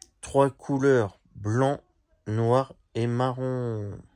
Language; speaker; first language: French; native; French